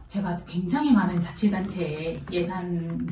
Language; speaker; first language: Korean; native; Korean